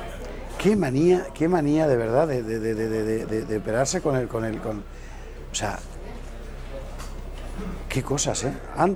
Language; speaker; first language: Spanish; native; Spanish